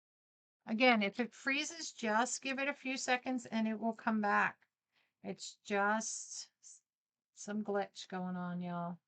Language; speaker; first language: English; native; English